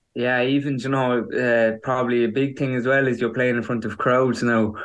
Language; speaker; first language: English; native; English